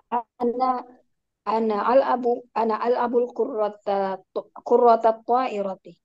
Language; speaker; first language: Arabic; non-native, learner; Indonesian